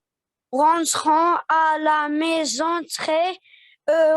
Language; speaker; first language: French; non-native, learner; Arabic